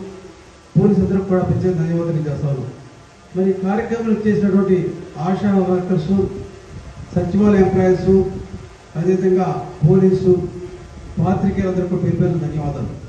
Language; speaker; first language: Telugu; native; Telugu